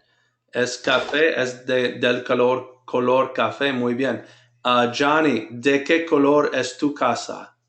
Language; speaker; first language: Spanish; non-native, fluent; English